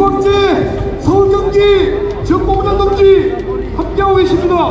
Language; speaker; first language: Korean; native; Korean